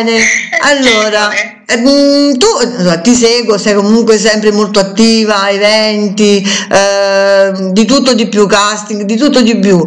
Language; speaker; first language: Italian; native; Italian